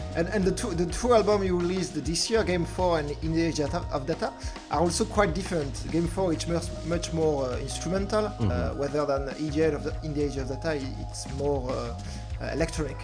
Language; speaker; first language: English; non-native, fluent; French